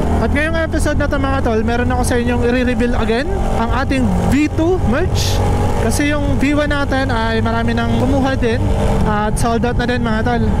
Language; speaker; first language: Filipino; non-native, local second language; Bikol